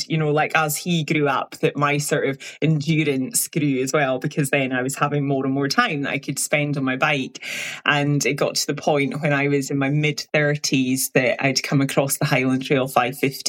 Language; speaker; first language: English; native; English